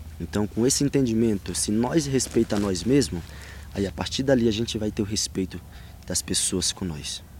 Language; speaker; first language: Portuguese; non-native, local second language; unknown